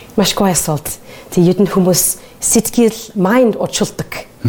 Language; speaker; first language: Mongolian; non-native, learner; English